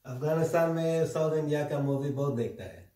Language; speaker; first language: Hindi; non-native, fluent; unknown